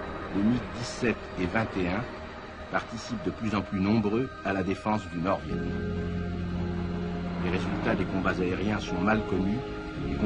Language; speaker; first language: French; native; French